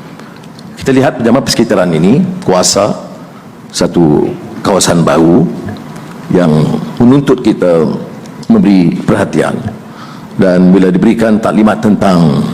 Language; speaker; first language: Malay; native; Malay